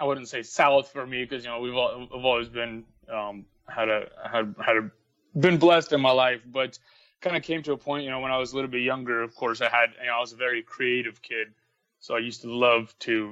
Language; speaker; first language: English; early bilingual, other home language; Russian